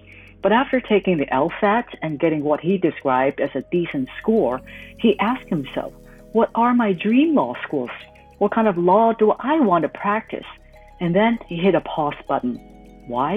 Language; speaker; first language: English; non-native, local second language; Cantonese